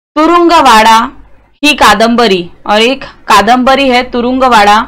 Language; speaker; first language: Hindi; non-native, local second language; Marathi